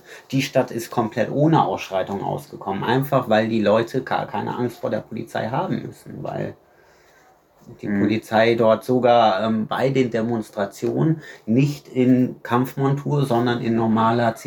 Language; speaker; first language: German; native; German